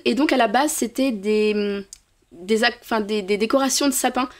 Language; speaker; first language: French; native; French